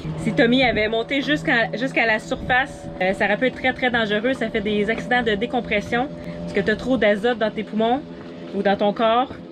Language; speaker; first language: French; native; French